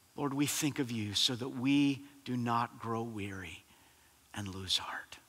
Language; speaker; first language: English; native; English